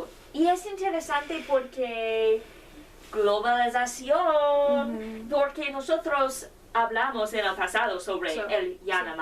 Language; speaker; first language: Spanish; non-native, learner; English